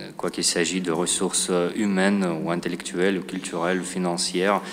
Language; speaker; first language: French; non-native, fluent; Russian